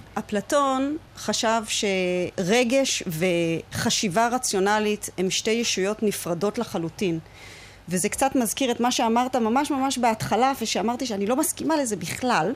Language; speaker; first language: Hebrew; native; Hebrew